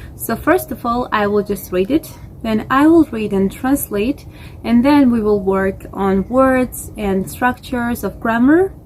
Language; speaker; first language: English; non-native, fluent; Georgian